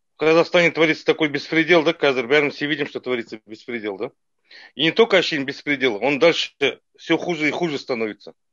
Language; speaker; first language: Russian; non-native, local second language; Kazakh